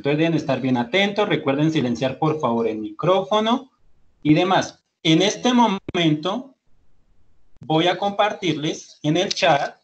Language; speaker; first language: Spanish; native; Spanish